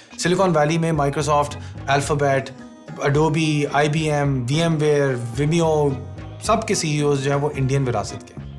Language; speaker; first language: Urdu; native; Urdu